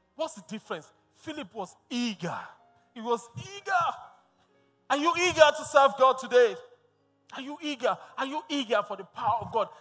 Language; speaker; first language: English; non-native, local second language; Yoruba